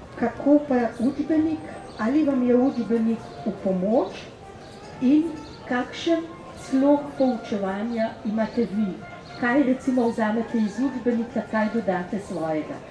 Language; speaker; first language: Slovenian; native; Slovenian